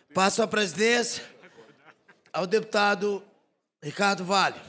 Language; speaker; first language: Portuguese; native; Portuguese